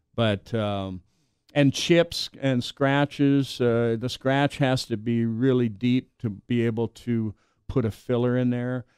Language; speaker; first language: English; native; English